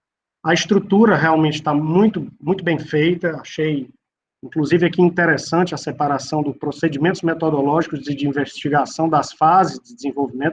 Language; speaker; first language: Portuguese; native; Portuguese